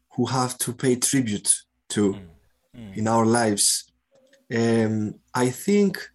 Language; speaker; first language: English; non-native, fluent; Greek